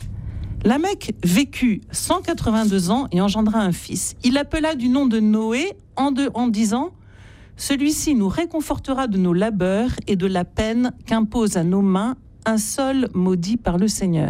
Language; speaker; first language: French; native; French